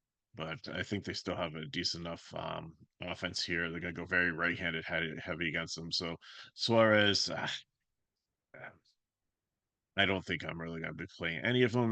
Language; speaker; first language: English; native; English